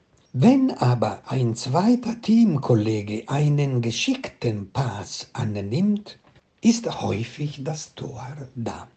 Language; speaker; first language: German; non-native, fluent; Italian